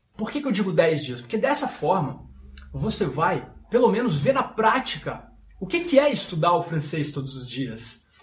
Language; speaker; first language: Portuguese; non-native, fluent; French